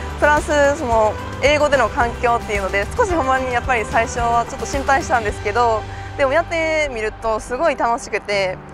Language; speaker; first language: Japanese; native; Japanese